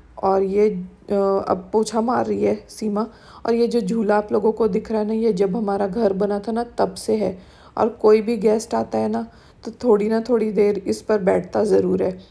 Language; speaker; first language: Hindi; native; Hindi